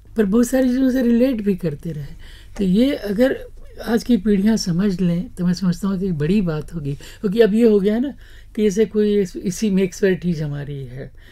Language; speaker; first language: Hindi; native; Hindi